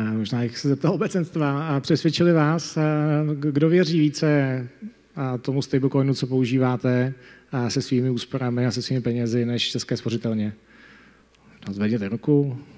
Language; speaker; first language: Czech; native; Czech